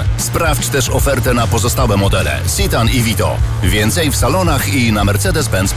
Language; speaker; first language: Polish; native; Polish